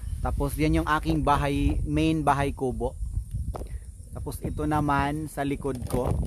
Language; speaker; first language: Filipino; non-native, local second language; Cebuano